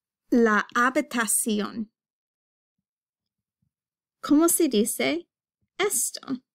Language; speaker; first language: Spanish; non-native, fluent; English